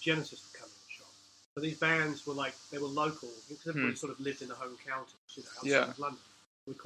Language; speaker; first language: English; native; English